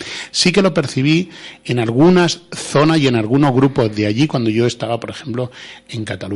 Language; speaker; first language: Spanish; native; Spanish